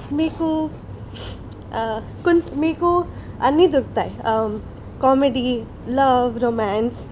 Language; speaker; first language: Telugu; non-native, learner; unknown